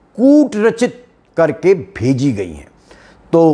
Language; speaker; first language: Hindi; native; Hindi